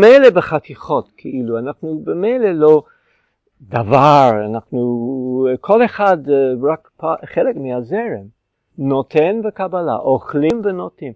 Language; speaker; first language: Hebrew; non-native, fluent; English